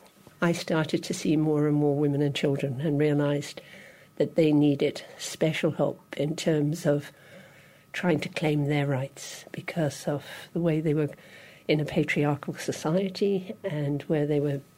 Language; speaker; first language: English; native; English